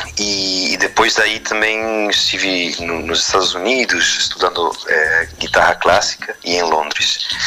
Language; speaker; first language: Portuguese; non-native, fluent; Spanish